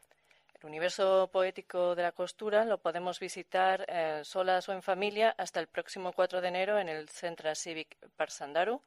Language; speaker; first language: Spanish; native; Spanish